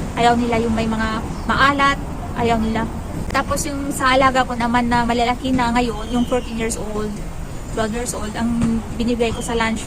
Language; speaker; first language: Filipino; non-native, local second language; Cebuano